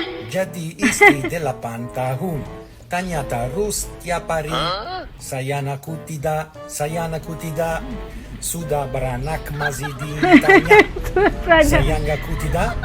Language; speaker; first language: Indonesian; non-native, learner; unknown